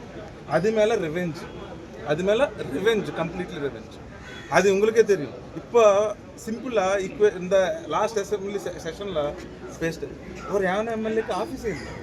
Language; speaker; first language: Tamil; non-native, local second language; Telugu